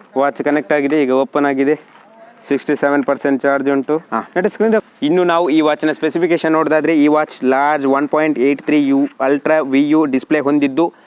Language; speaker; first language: Kannada; non-native, local second language; Tulu